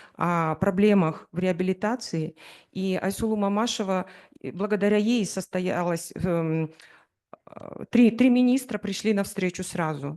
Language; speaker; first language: Russian; native; Russian